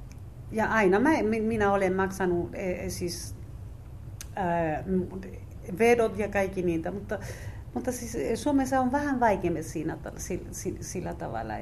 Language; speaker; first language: Finnish; non-native, fluent; Spanish